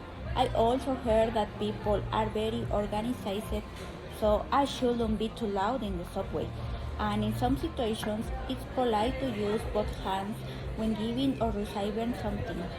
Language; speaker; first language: English; non-native, learner; Spanish